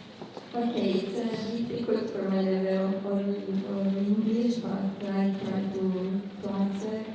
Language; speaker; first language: English; non-native, learner; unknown